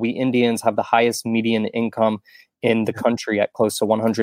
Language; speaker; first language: English; native; English